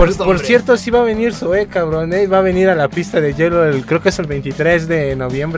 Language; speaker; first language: Spanish; native; Spanish